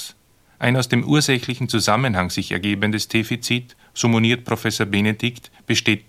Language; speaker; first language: German; native; German